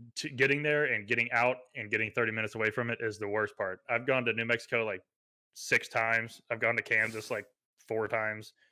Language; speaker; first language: English; native; English